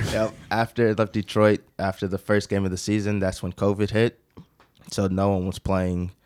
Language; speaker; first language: English; native; English